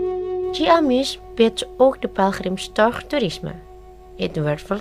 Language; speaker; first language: Dutch; non-native, fluent; Indonesian